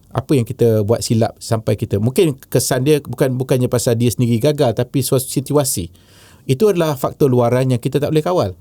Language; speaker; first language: Malay; native; Malay